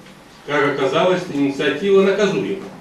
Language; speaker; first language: Russian; native; Russian